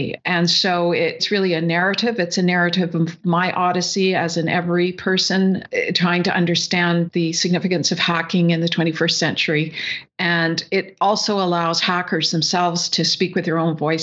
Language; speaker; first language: English; native; English